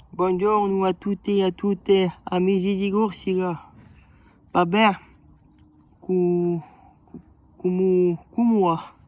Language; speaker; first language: Italian; non-native, learner; French